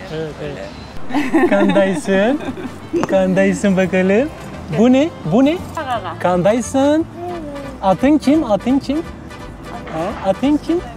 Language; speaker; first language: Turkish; native; Turkish